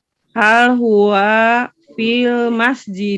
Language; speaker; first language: Arabic; non-native, learner; Indonesian